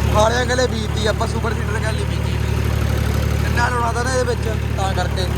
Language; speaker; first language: Punjabi; native; Punjabi